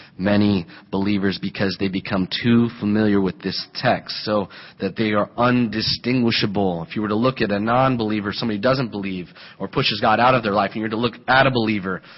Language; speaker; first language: English; native; English